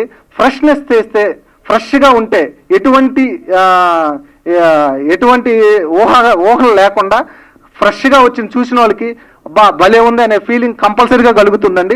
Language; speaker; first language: Telugu; native; Telugu